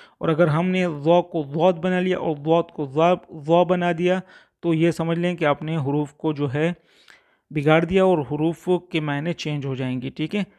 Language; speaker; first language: Urdu; non-native, local second language; Punjabi